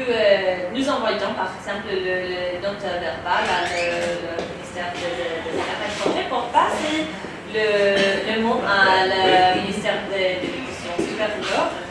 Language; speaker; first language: French; non-native, fluent; English